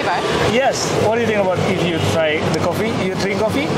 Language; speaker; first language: English; non-native, fluent; Indonesian